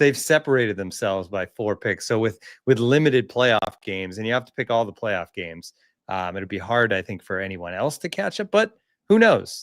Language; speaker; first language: English; native; English